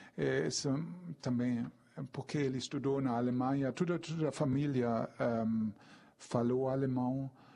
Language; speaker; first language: Portuguese; non-native, fluent; German